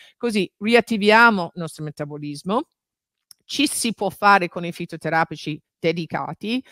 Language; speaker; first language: Italian; non-native, fluent; English